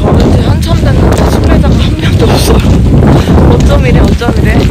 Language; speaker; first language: Korean; native; Korean